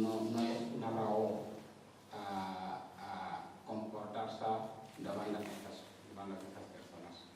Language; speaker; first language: Catalan; non-native, fluent; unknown